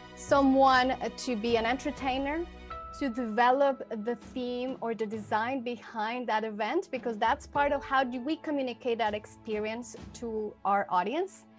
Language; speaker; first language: English; non-native, fluent; Spanish